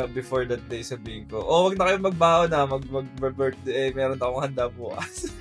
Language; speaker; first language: Filipino; native; Filipino